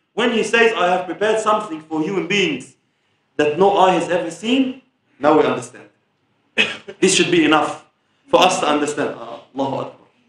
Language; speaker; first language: English; early bilingual, other home language; Arabic